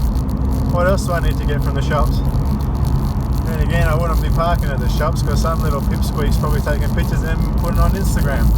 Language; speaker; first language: English; native; English